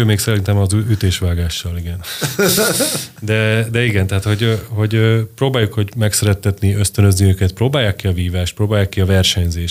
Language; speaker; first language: Hungarian; native; Hungarian